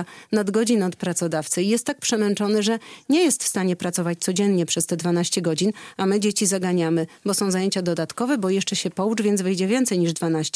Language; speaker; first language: Polish; native; Polish